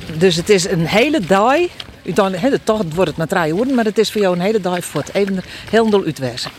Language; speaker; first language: Dutch; non-native, local second language; Western Frisian